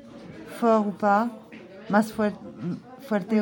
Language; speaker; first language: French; non-native, fluent; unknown